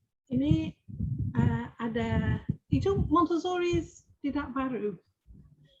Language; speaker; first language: Indonesian; non-native, fluent; English